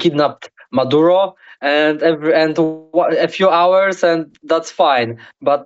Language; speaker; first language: English; non-native, learner; Polish